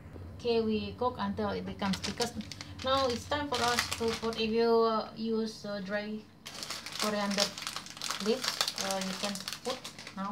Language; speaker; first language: English; non-native, learner; Indonesian